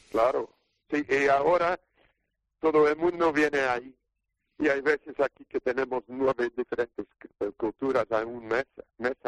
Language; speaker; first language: Spanish; non-native, learner; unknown